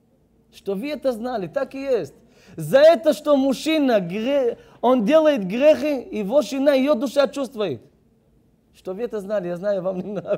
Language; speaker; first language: Russian; non-native, learner; Hebrew